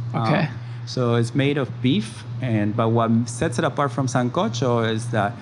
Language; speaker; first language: English; early bilingual, other home language; Spanish